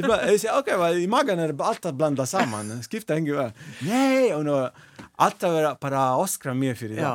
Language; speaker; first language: Icelandic; non-native, learner; Italian